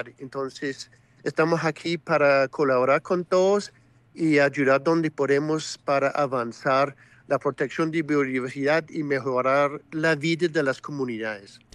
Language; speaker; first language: Spanish; non-native, fluent; English